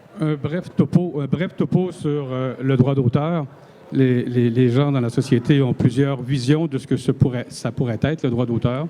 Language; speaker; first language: French; native; French